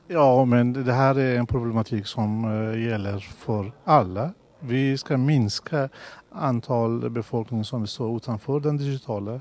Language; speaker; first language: Swedish; non-native, fluent; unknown